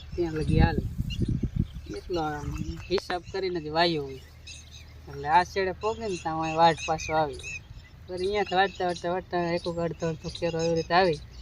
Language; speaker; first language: Gujarati; native; Gujarati